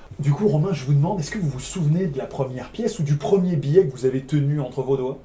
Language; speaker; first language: French; native; French